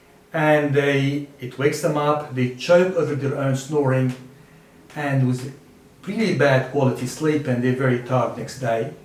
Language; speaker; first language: English; non-native, fluent; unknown